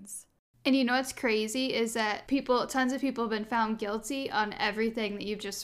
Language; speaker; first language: English; native; English